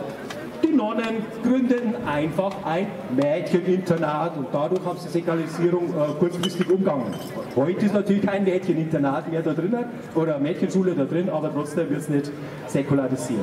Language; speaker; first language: German; native; German